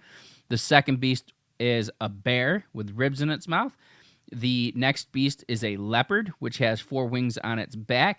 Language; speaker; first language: English; native; English